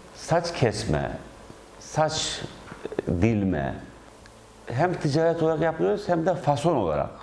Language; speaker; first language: Turkish; native; Turkish